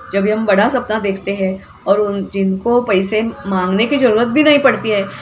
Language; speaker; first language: Hindi; non-native, local second language; Marathi